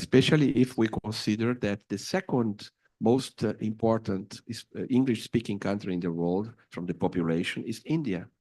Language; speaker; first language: English; non-native, fluent; Portuguese